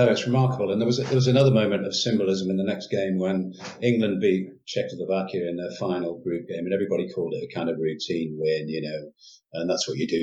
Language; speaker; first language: English; native; English